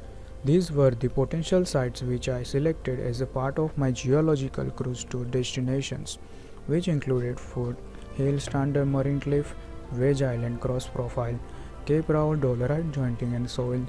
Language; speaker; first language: English; non-native, fluent; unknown